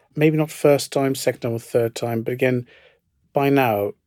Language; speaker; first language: English; native; English